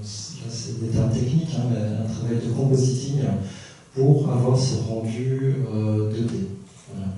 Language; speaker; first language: French; early bilingual, other home language; Korean